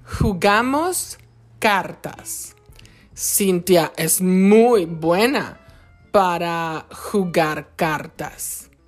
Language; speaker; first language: Spanish; non-native, fluent; English